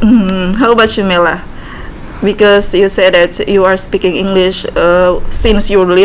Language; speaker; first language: English; non-native, learner; Indonesian